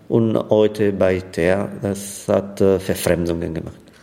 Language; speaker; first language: German; non-native, fluent; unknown